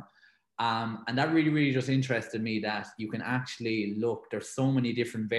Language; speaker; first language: English; native; English